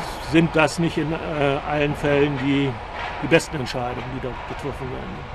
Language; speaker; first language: German; native; German